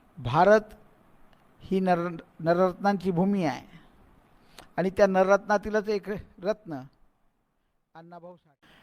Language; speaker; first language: Marathi; non-native, local second language; Hindi